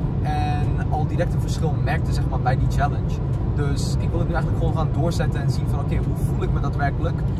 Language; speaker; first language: Dutch; native; Dutch